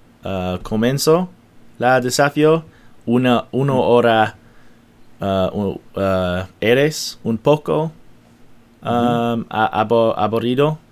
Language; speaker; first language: Spanish; non-native, learner; English